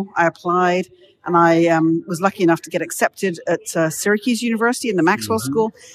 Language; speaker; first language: English; native; English